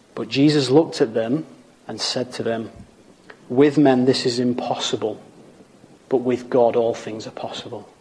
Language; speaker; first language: English; native; English